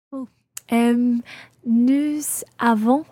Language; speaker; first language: French; non-native, learner; English